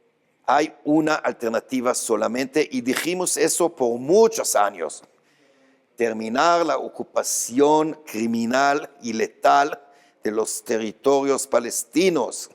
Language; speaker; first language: Spanish; non-native, fluent; Hebrew